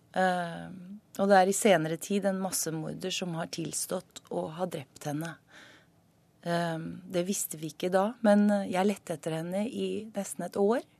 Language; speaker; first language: Norwegian; native; Norwegian